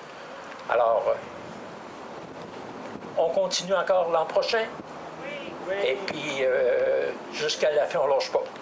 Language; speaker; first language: French; native; French